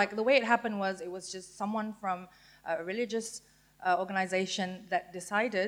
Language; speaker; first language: English; native; English